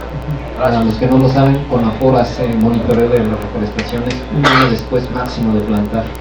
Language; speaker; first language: Spanish; native; Spanish